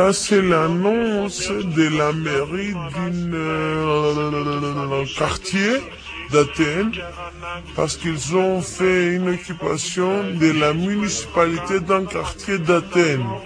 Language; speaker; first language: French; non-native, fluent; Greek